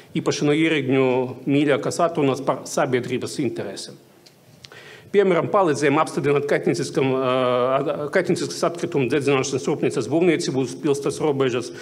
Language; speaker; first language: Latvian; non-native, local second language; Russian